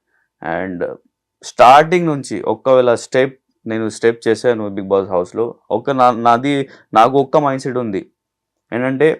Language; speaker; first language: Telugu; non-native, local second language; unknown